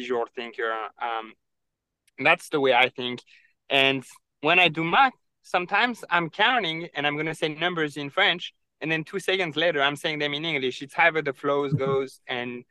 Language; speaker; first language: English; non-native, fluent; French